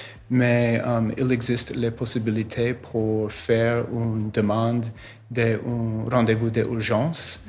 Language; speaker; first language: French; non-native, learner; English